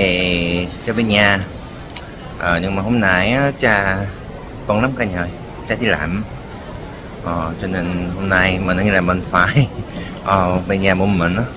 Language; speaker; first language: Vietnamese; non-native, learner; Korean